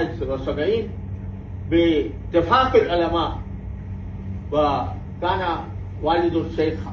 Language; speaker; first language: Arabic; non-native, fluent; Urdu